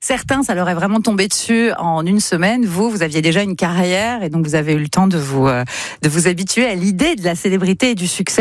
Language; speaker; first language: French; native; French